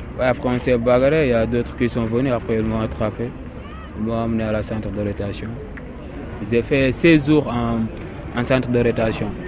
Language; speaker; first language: French; non-native, local second language; Wolof